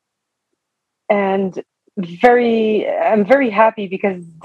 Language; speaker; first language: English; non-native, fluent; French